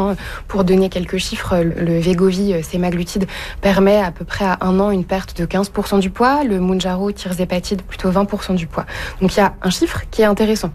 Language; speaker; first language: French; native; French